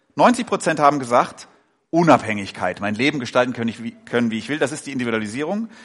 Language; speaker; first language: German; native; German